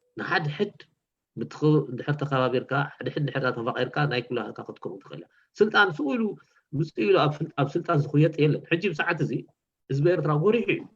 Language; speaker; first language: Tigrinya; native; Tigrinya